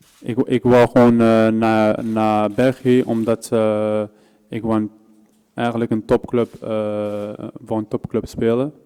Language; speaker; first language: Dutch; non-native, local second language; French